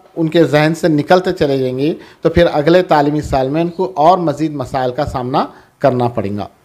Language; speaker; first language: Urdu; native; Urdu